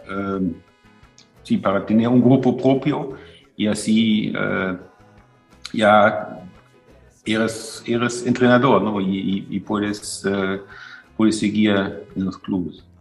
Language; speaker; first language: Spanish; non-native, fluent; German